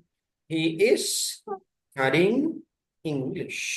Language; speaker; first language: English; non-native, fluent; Tamil